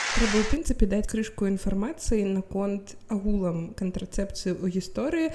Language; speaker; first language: Belarusian; non-native, local second language; Russian